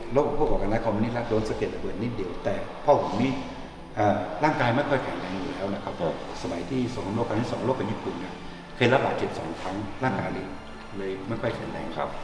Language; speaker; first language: Thai; non-native, fluent; Chinese